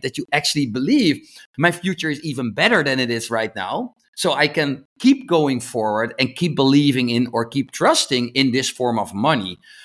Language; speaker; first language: English; non-native, fluent; Dutch